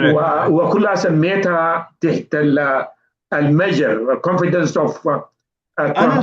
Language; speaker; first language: Arabic; native; Arabic